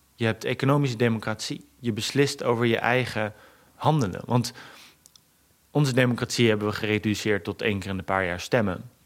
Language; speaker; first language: Dutch; native; Dutch